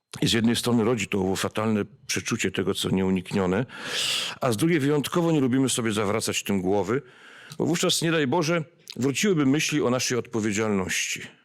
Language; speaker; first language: Polish; native; Polish